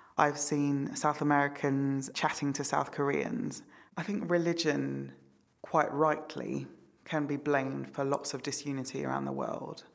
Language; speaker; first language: English; native; English